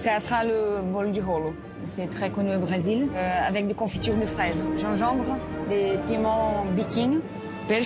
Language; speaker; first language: French; non-native, learner; Portuguese